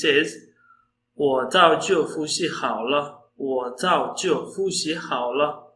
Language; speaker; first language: Chinese; non-native, fluent; Urdu